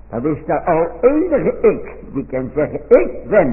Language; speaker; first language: Dutch; native; Dutch